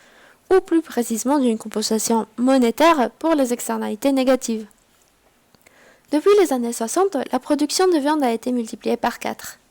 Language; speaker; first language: French; non-native, fluent; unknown